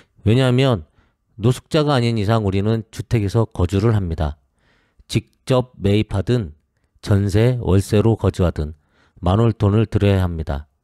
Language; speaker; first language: Korean; native; Korean